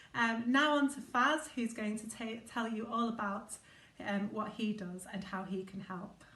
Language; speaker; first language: English; native; English